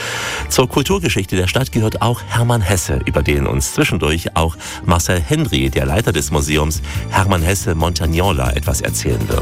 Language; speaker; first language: German; native; German